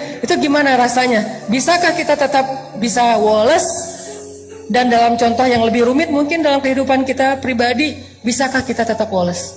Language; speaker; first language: Indonesian; native; Indonesian